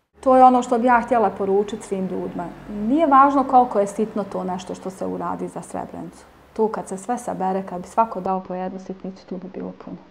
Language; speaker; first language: Bosnian; native; Bosnian